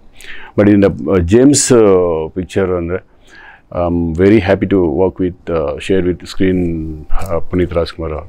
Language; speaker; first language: Tamil; non-native, local second language; Telugu